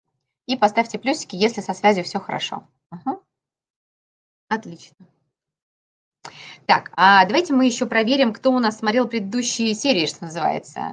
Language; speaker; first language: Russian; native; Russian